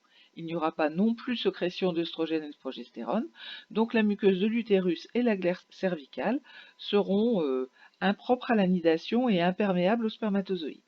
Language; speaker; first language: French; native; French